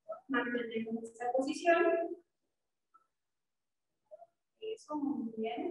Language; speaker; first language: Spanish; native; Spanish